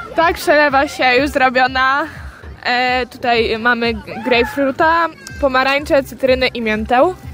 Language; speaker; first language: Polish; native; Polish